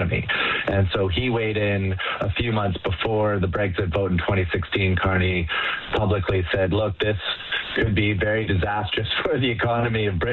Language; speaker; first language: English; native; English